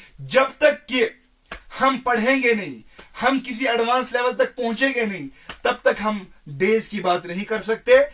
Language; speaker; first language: Urdu; non-native, local second language; Kashmiri